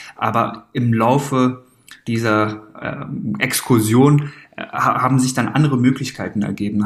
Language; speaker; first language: German; early bilingual, other home language; Persian